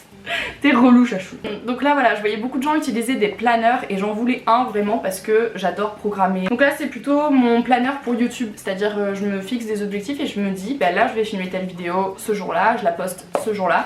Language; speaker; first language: French; native; French